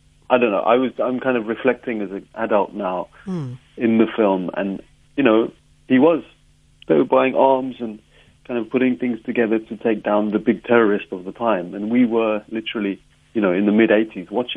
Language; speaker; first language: English; native; English